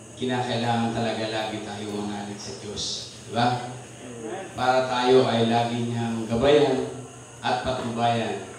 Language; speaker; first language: Filipino; native; Filipino